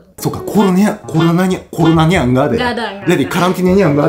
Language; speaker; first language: Indonesian; non-native, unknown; Japanese